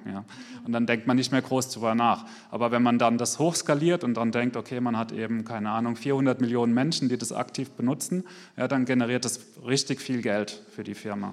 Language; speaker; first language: German; native; German